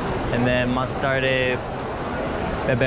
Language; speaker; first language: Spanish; non-native, learner; English